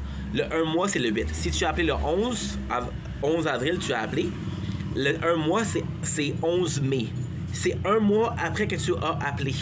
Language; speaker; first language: French; native; French